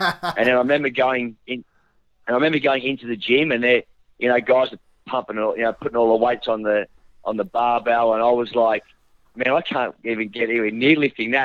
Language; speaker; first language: English; native; English